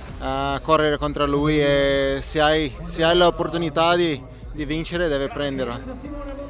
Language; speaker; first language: Italian; non-native, fluent; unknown